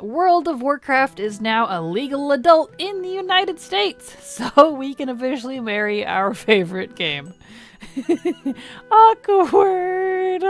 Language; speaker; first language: English; native; English